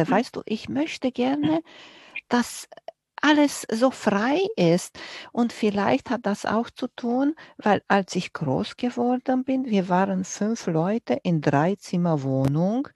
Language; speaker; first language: German; non-native, fluent; Romanian